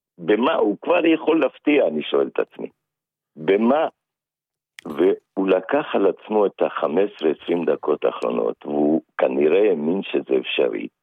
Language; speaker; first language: Hebrew; non-native, fluent; Spanish